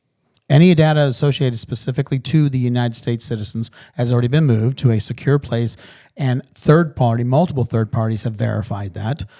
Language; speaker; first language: English; native; English